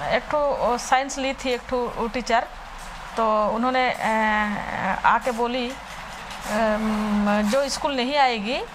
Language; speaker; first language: Hindi; non-native, local second language; Santali